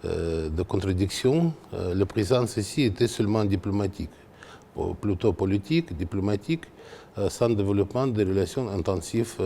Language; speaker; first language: French; non-native, fluent; Russian